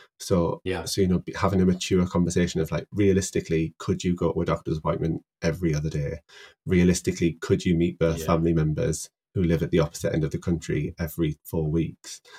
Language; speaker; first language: English; native; English